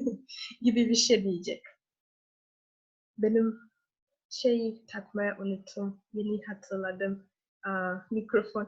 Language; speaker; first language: Turkish; non-native, learner; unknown